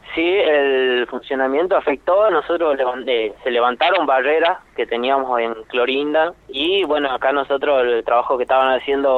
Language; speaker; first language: Spanish; native; Spanish